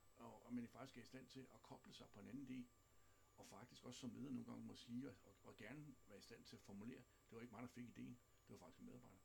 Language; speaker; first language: Danish; native; Danish